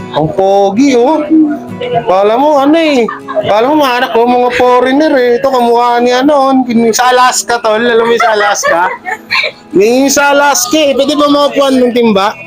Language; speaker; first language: Filipino; native; Filipino